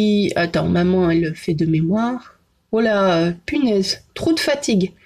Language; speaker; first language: French; native; French